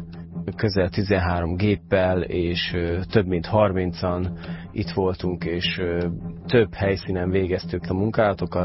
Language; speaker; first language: Hungarian; native; Hungarian